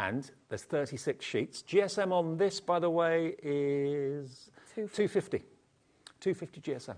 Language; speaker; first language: English; native; English